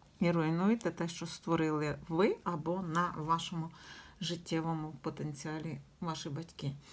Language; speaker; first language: Ukrainian; non-native, local second language; Russian